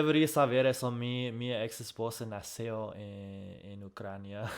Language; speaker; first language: Portuguese; non-native, fluent; English